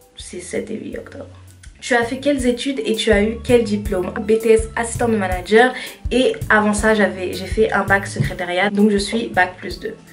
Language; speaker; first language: French; early bilingual, other home language; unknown